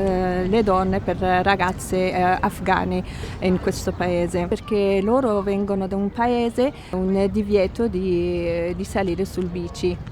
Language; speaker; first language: Italian; non-native, fluent; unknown